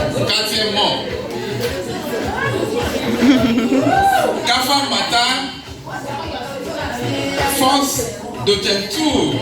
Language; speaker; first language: French; non-native, learner; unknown